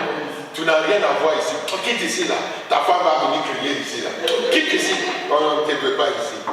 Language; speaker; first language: French; non-native, fluent; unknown